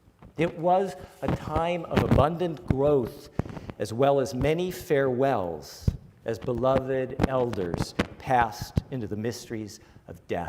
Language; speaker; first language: English; native; English